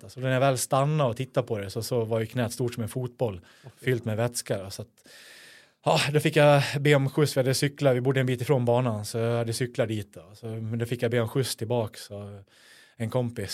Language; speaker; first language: Swedish; native; Swedish